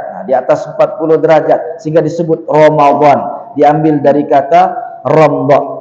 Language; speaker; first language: Malay; non-native, local second language; Sasak